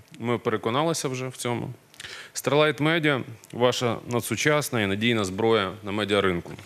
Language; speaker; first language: Ukrainian; non-native, local second language; Russian